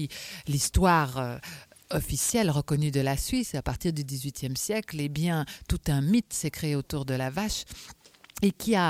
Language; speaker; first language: French; native; French